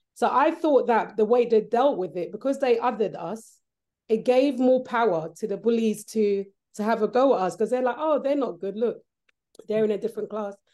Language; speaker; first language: English; early bilingual, other home language; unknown